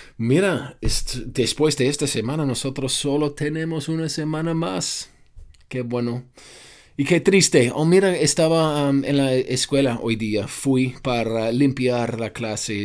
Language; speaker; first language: Spanish; non-native, fluent; English